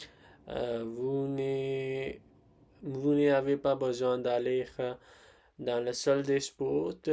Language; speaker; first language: French; non-native, learner; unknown